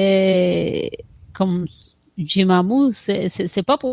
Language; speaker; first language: French; non-native, fluent; Spanish